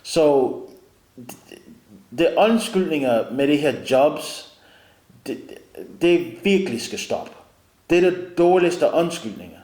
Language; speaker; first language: Danish; non-native, learner; English